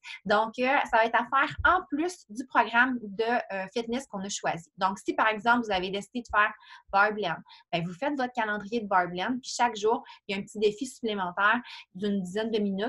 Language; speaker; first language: French; native; French